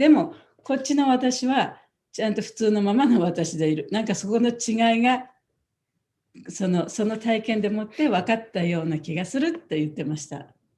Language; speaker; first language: Japanese; native; Japanese